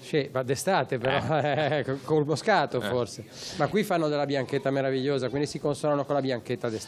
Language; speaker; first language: Italian; native; Italian